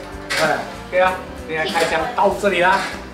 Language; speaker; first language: Chinese; native; Chinese